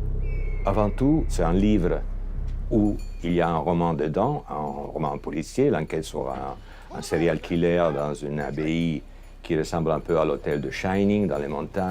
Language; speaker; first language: French; non-native, fluent; Italian